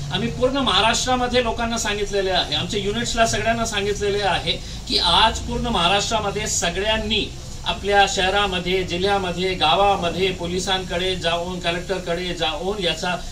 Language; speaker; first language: Marathi; non-native, local second language; Urdu